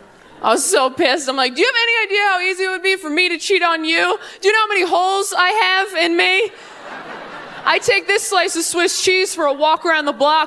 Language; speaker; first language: English; native; English